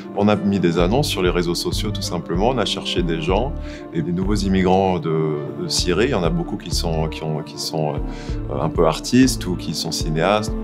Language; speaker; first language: French; native; French